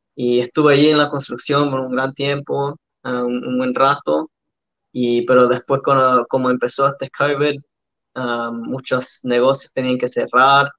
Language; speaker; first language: Spanish; early bilingual, other home language; English